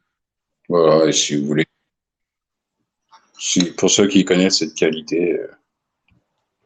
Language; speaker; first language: French; native; French